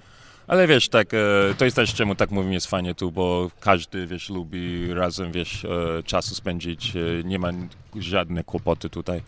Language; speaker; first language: Polish; early bilingual, heritage; English